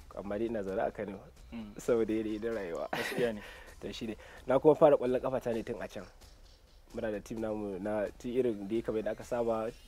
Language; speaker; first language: Hausa; native; Hausa